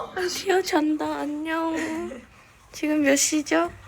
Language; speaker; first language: Korean; native; Korean